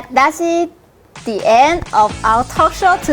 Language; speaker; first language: English; non-native, learner; Vietnamese